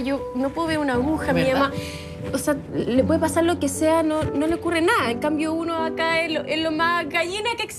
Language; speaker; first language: Spanish; native; Spanish